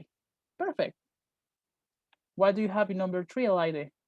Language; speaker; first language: English; non-native, fluent; Spanish